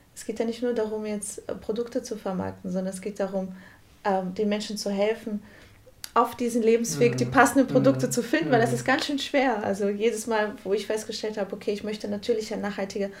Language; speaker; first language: German; non-native, fluent; Portuguese